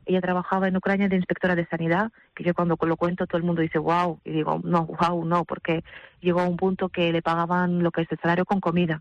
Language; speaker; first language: Spanish; non-native, fluent; Russian